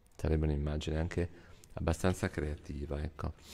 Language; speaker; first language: Italian; native; Italian